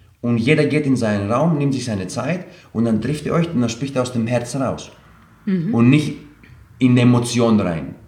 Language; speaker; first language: German; non-native, fluent; Greek